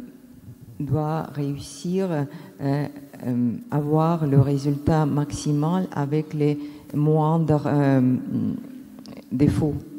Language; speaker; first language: French; non-native, learner; Russian